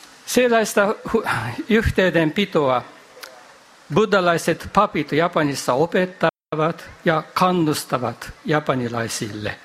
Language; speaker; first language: Finnish; non-native, fluent; Japanese